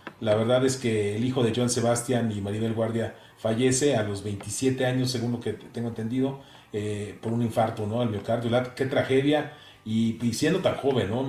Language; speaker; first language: Spanish; native; Spanish